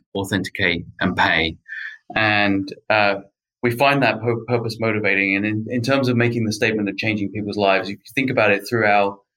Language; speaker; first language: English; native; English